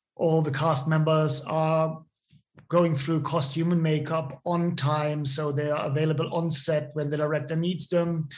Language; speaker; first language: English; non-native, fluent; German